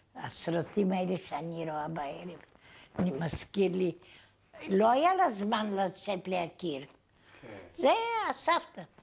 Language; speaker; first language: Hebrew; non-native, fluent; Bulgarian